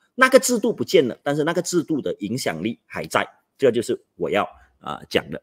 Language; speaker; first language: Chinese; native; Chinese